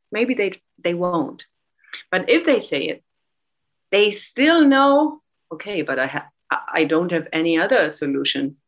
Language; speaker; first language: English; non-native, fluent; German